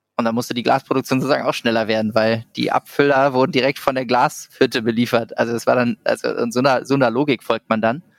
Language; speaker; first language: German; native; German